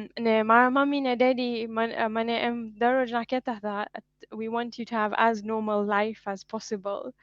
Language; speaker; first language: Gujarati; early bilingual, heritage; Gujarati